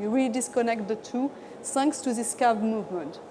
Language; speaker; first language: English; non-native, fluent; French